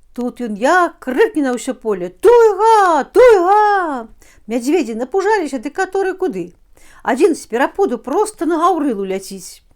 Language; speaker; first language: Belarusian; native; Belarusian